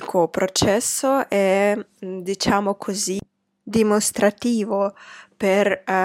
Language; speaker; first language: Italian; non-native, fluent; Russian